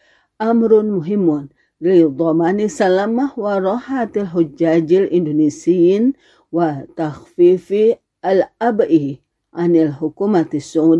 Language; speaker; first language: Arabic; non-native, fluent; Indonesian